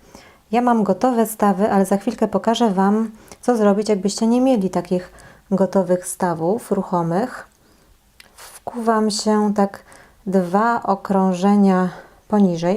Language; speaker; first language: Polish; native; Polish